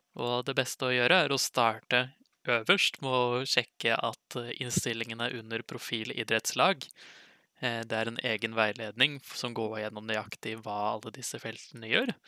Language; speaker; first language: Norwegian; native; Norwegian